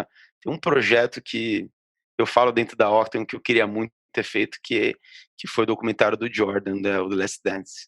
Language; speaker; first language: Portuguese; native; Portuguese